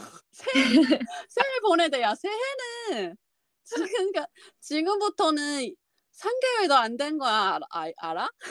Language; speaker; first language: Korean; non-native, learner; Chinese